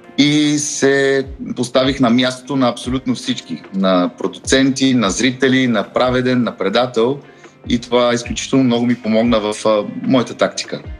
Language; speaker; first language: Bulgarian; early bilingual, heritage; Bulgarian